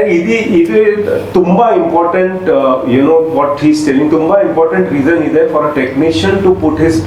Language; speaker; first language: Kannada; non-native, learner; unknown